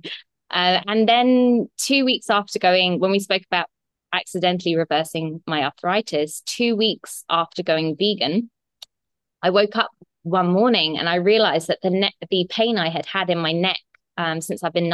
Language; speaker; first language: English; native; English